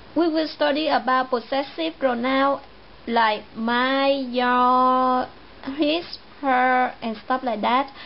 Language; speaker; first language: English; non-native, fluent; Vietnamese